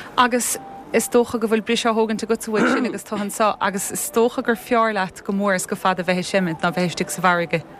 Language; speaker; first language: Irish; native; Irish